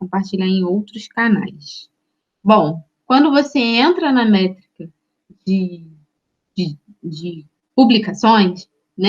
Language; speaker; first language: Portuguese; native; Portuguese